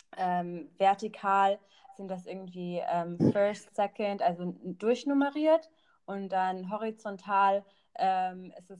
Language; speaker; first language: German; non-native, local second language; Thai